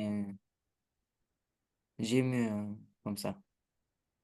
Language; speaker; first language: French; non-native, learner; Romanian